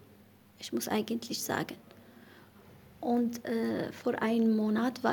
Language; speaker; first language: German; non-native, learner; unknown